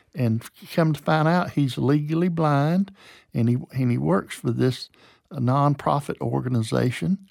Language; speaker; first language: English; native; English